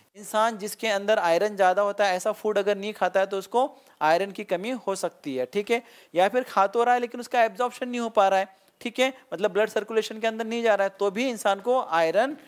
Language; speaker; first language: Hindi; non-native, local second language; Marathi